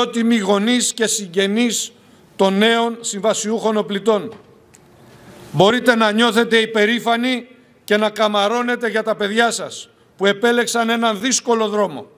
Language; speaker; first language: Greek; native; Greek